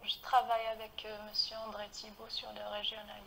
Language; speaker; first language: French; non-native, fluent; Chinese